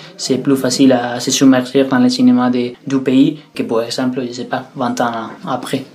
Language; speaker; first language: French; non-native, fluent; Spanish